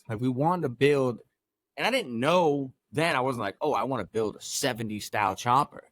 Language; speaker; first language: English; native; English